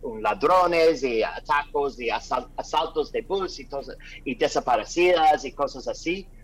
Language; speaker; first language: Spanish; non-native, learner; English